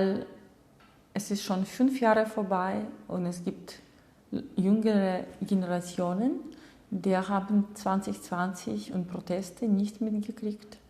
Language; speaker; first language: German; non-native, fluent; Russian